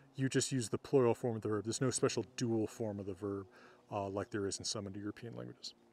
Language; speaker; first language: English; native; English